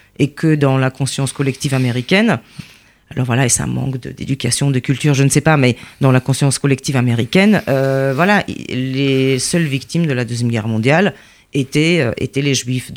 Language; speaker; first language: French; non-native, fluent; Polish